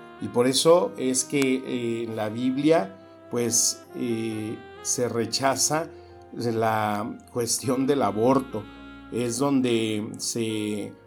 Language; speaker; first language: Spanish; native; Spanish